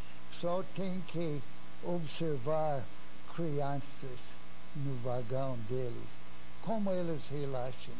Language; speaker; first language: Portuguese; non-native, fluent; English